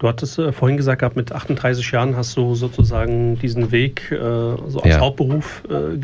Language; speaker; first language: German; native; German